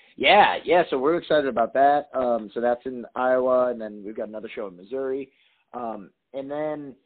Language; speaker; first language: English; native; English